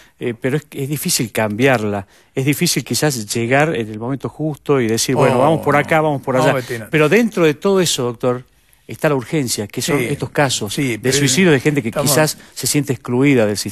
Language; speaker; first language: Spanish; native; Spanish